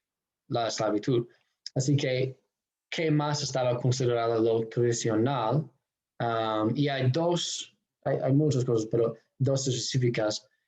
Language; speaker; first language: Spanish; non-native, fluent; English